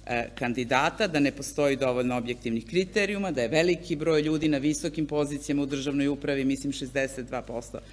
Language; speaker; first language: Serbian; native; Serbian